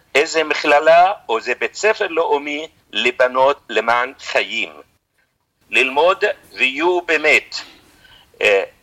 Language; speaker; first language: Hebrew; non-native, fluent; Arabic